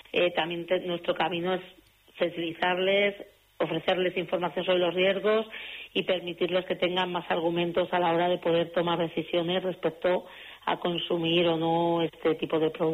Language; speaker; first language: Spanish; native; Spanish